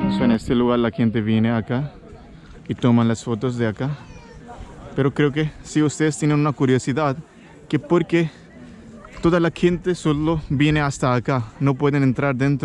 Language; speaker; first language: Spanish; non-native, fluent; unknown